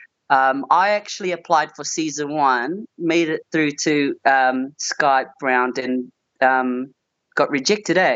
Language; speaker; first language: English; native; English